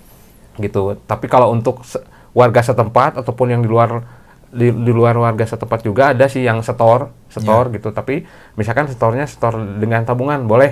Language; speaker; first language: Indonesian; non-native, local second language; Sundanese